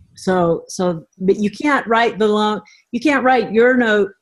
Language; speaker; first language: English; native; English